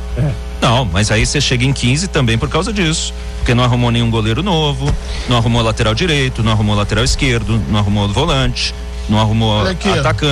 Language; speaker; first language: Portuguese; native; Portuguese